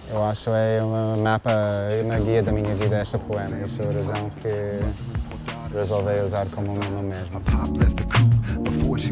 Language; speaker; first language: Portuguese; non-native, fluent; English